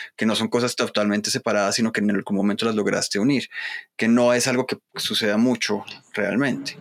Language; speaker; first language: Spanish; native; Spanish